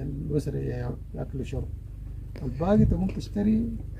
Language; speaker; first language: Arabic; native; Arabic